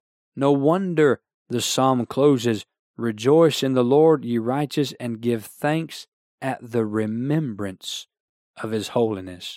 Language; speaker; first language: English; native; English